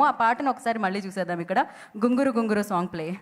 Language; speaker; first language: Telugu; native; Telugu